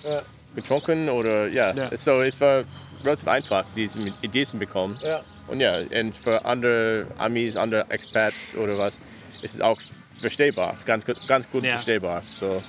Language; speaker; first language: German; non-native, learner; English